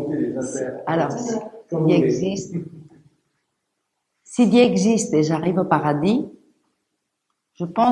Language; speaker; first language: French; non-native, fluent; Greek